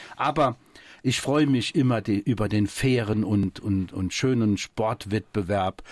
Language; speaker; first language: German; early bilingual, other home language; Italian